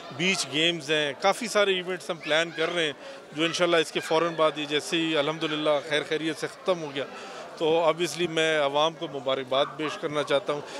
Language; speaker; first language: Urdu; non-native, local second language; Baluchi